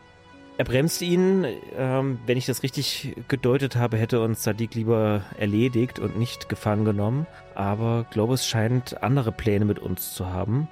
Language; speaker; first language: German; native; German